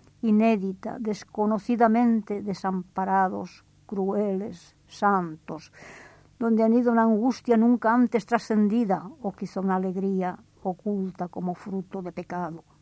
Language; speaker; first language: Spanish; native; Spanish